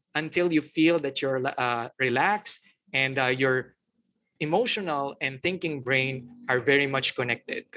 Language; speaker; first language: English; non-native, local second language; Filipino